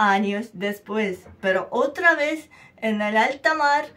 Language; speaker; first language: Spanish; non-native, fluent; Russian